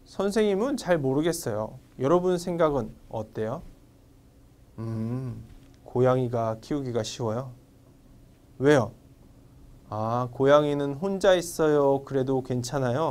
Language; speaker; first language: Korean; non-native, fluent; Vietnamese